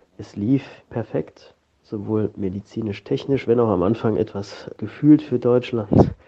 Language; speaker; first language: German; native; German